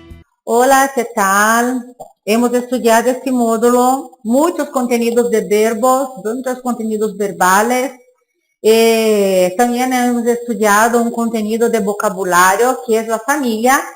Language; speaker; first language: Spanish; non-native, fluent; Portuguese